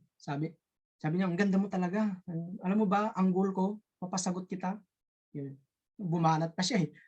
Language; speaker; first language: Filipino; native; Filipino